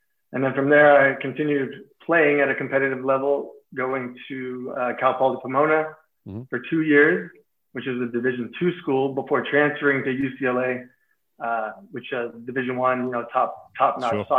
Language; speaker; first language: English; native; English